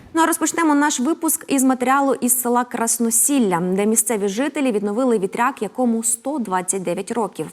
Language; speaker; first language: Ukrainian; native; Ukrainian